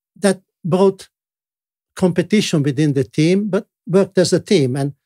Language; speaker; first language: English; non-native, fluent; Italian